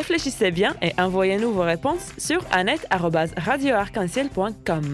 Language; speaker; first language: French; non-native, fluent; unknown